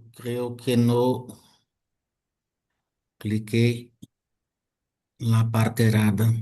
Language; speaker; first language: Spanish; non-native, fluent; Portuguese